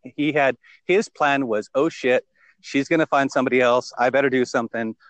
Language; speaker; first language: English; native; English